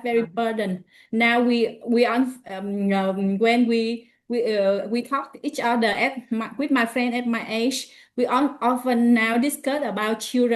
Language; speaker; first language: English; non-native, learner; Vietnamese